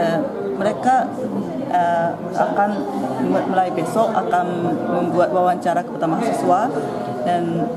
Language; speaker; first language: Indonesian; non-native, fluent; Japanese